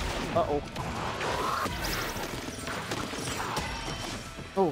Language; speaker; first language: English; native; English